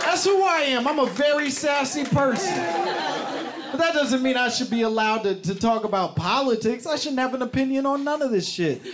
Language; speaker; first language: English; native; English